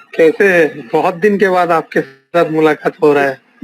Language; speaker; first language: Hindi; non-native, local second language; Bangla